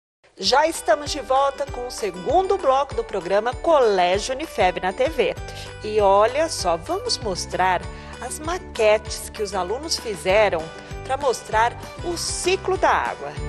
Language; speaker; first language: Portuguese; native; Portuguese